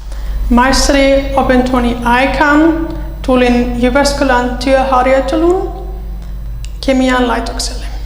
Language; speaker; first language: Finnish; non-native, fluent; German